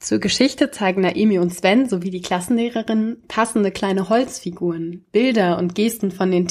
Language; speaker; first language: German; native; German